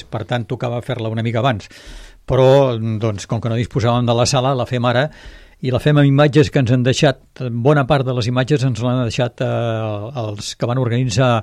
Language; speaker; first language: Catalan; native; Catalan